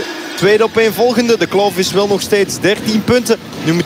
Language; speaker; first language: Dutch; native; Dutch